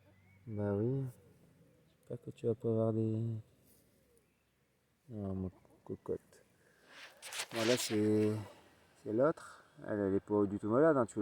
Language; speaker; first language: French; native; French